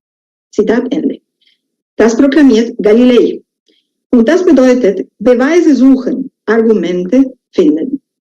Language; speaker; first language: German; non-native, fluent; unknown